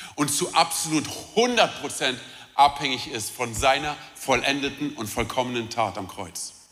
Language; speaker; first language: German; early bilingual, other home language; Romanian